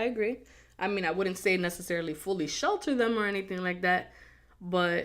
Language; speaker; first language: English; native; English